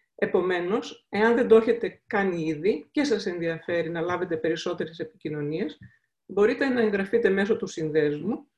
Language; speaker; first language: Greek; native; Greek